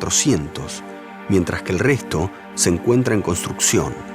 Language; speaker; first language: Spanish; native; Spanish